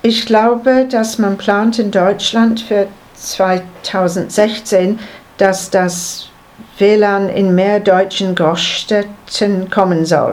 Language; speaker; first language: German; non-native, learner; English